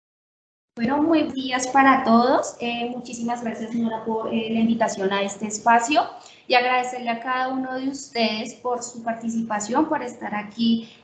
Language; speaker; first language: Spanish; native; Spanish